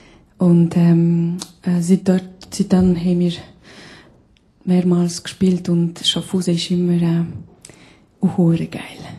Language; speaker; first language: German; non-native, fluent; Albanian